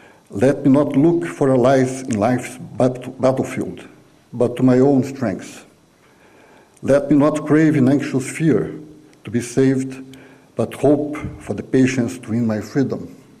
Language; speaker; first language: English; non-native, fluent; Portuguese